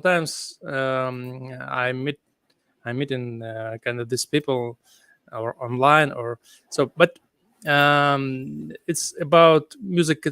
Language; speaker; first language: English; non-native, fluent; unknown